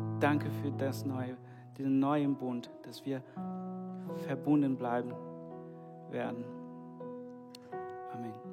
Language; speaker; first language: German; non-native, fluent; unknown